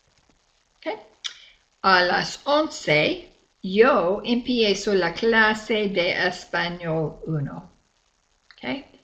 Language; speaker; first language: Spanish; non-native, fluent; English